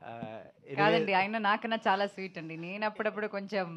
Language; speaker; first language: Telugu; non-native, local second language; Malayalam